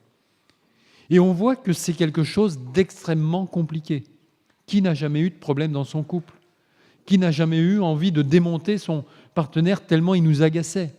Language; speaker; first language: French; native; French